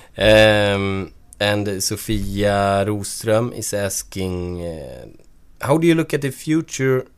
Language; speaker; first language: English; non-native, fluent; Swedish